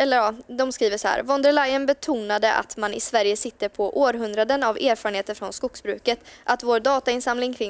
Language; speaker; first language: Swedish; native; Swedish